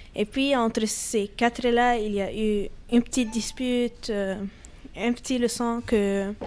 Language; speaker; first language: French; non-native, fluent; Arabic